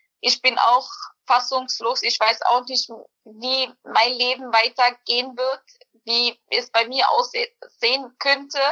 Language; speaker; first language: German; early bilingual, other home language; Bosnian